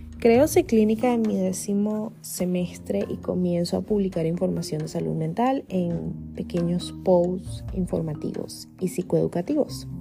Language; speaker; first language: Spanish; native; Spanish